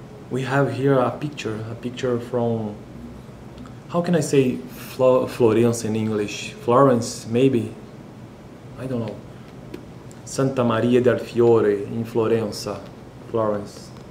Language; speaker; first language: English; non-native, learner; Portuguese